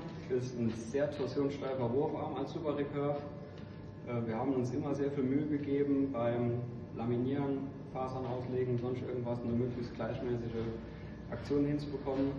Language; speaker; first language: German; native; German